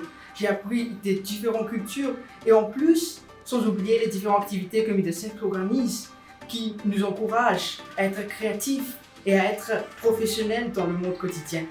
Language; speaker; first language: French; non-native, local second language; Malagasy